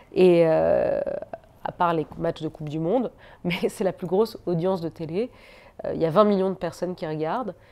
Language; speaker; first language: French; native; French